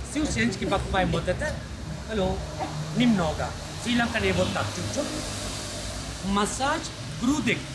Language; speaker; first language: Russian; non-native, learner; Sinhala